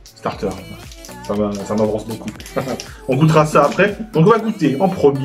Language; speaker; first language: French; native; French